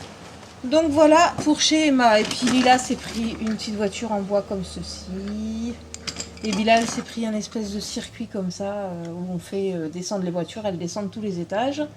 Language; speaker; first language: French; native; French